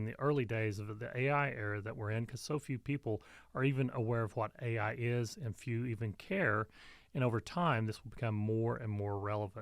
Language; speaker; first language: English; native; English